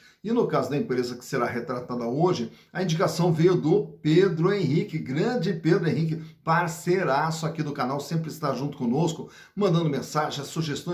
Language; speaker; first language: Portuguese; native; Portuguese